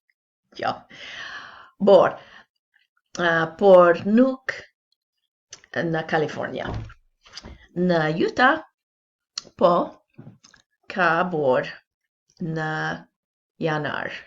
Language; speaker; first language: Albanian; non-native, learner; English